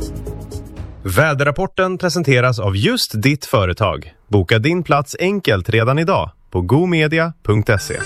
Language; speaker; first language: Swedish; native; Swedish